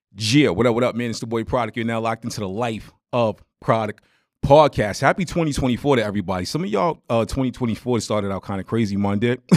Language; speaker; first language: English; native; English